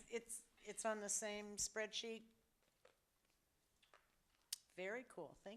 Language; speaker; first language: English; native; English